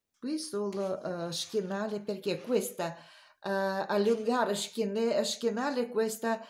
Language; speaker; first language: Italian; non-native, learner; Romanian